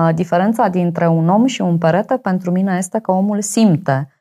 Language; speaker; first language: Romanian; native; Romanian